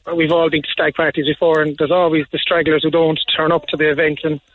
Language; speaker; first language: English; native; English